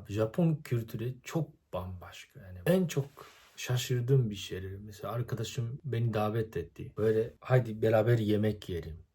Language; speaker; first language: Turkish; non-native, fluent; Japanese